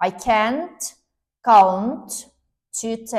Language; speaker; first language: English; non-native, fluent; Kazakh